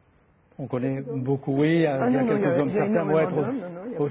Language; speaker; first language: French; native; French